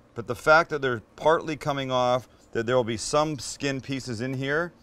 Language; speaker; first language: English; native; English